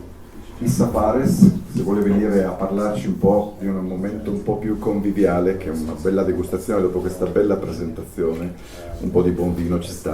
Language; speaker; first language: Italian; native; Italian